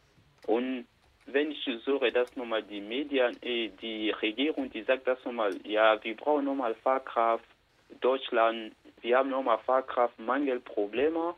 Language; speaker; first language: German; non-native, learner; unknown